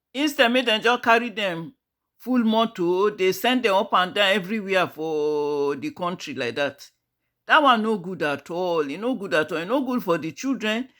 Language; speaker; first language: Nigerian Pidgin; native; Nigerian Pidgin